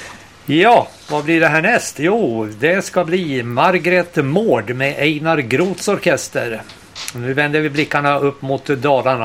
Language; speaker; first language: Swedish; native; Swedish